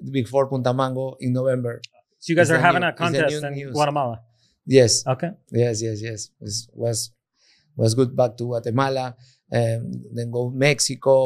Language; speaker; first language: English; non-native, learner; Spanish